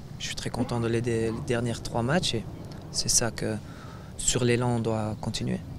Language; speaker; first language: French; non-native, fluent; Dutch